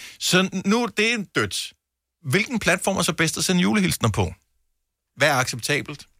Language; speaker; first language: Danish; native; Danish